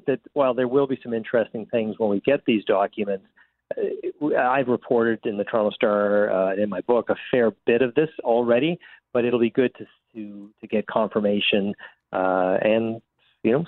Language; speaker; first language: English; native; English